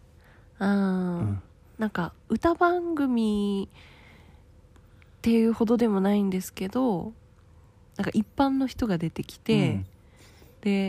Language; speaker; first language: Japanese; native; Japanese